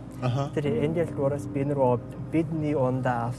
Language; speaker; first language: Mongolian; non-native, learner; English